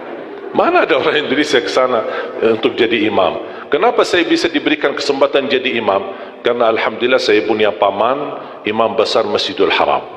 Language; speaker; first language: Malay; non-native, fluent; Arabic